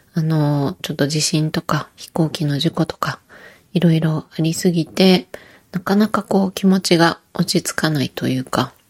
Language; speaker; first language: Japanese; native; Japanese